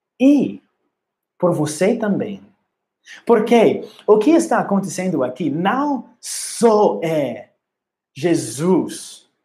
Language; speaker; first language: Portuguese; non-native, learner; English